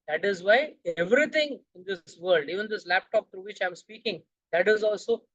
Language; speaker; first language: English; non-native, local second language; Hindi